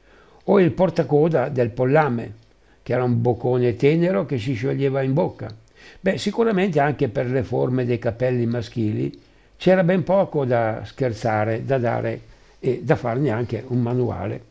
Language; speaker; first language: Italian; native; Italian